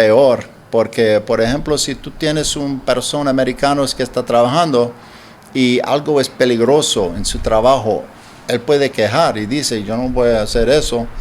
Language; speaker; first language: Spanish; non-native, learner; English